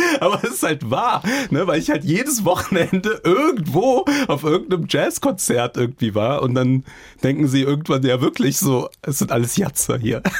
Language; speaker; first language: German; early bilingual, other home language; English